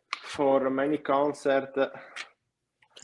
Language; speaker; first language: English; non-native, learner; Italian